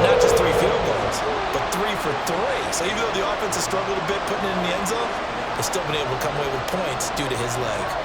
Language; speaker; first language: English; native; English